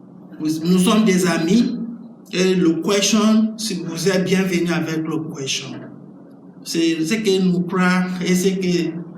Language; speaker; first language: French; non-native, learner; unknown